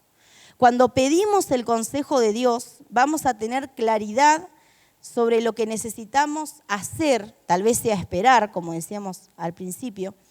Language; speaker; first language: Spanish; native; Spanish